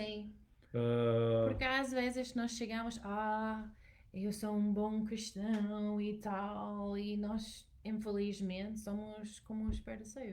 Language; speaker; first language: Portuguese; non-native, learner; English